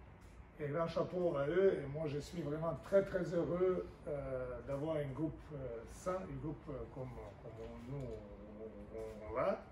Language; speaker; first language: French; non-native, fluent; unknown